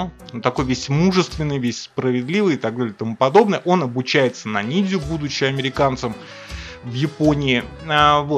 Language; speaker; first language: Russian; native; Russian